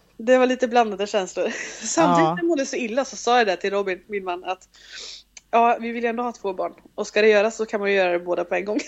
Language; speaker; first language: Swedish; native; Swedish